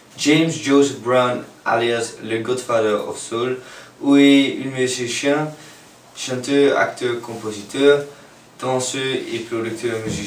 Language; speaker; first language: French; non-native, learner; English